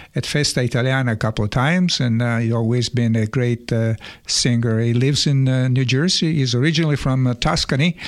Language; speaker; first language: English; non-native, fluent; Italian